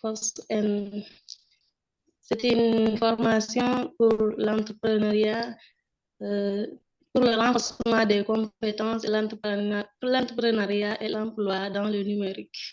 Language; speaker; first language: French; non-native, local second language; Wolof